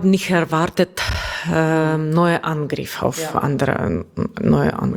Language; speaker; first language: German; non-native, learner; Russian